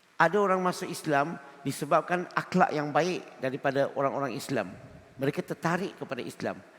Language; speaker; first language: Malay; non-native, local second language; Chinese